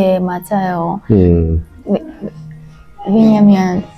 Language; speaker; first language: Korean; non-native, learner; Hmong